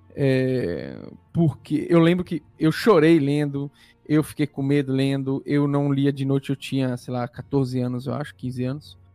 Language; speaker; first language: Portuguese; early bilingual, other home language; Italian